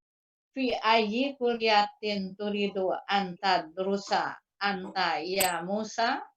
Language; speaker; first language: Arabic; non-native, learner; Indonesian